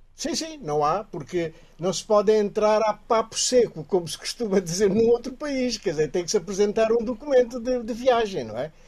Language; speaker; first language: Portuguese; native; Portuguese